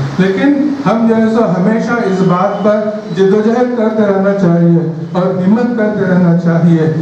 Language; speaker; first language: Urdu; native; Urdu